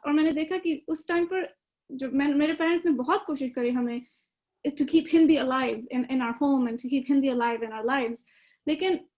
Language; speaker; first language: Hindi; early bilingual, other home language; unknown